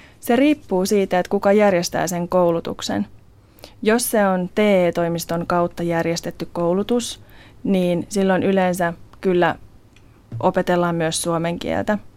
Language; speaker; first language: Finnish; non-native, local second language; Swedish